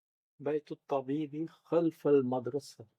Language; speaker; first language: Arabic; non-native, learner; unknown